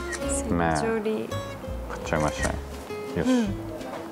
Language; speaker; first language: Japanese; native; Japanese